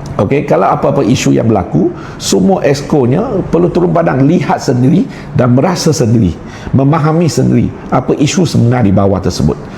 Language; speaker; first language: Malay; non-native, local second language; Chinese